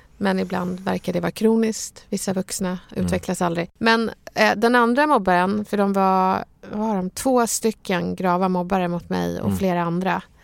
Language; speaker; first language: Swedish; early bilingual, other home language; Bangla